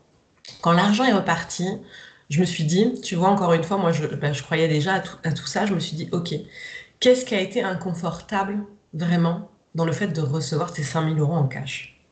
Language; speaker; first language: French; native; French